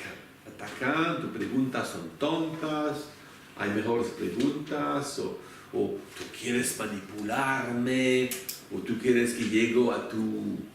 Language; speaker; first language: Spanish; non-native, fluent; French